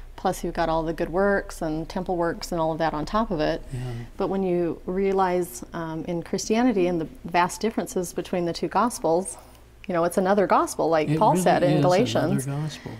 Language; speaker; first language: English; native; English